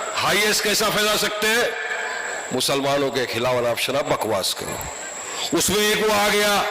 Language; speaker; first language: Hindi; non-native, local second language; Urdu